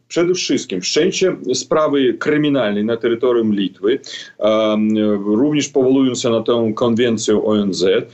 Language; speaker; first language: Polish; non-native, fluent; Belarusian